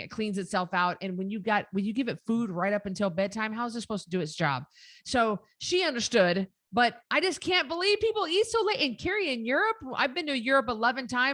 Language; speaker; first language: English; native; English